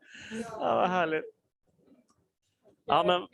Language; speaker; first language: Swedish; native; Swedish